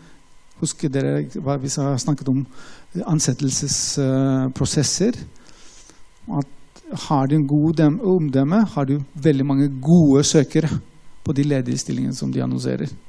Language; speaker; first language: Norwegian; non-native, fluent; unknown